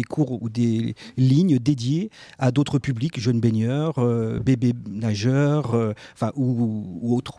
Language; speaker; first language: French; native; French